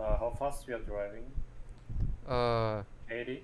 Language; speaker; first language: English; non-native, learner; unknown